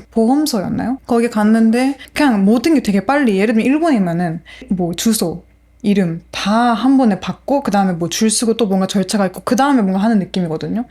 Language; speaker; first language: Korean; non-native, fluent; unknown